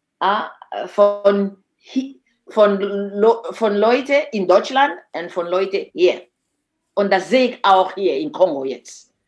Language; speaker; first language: German; non-native, fluent; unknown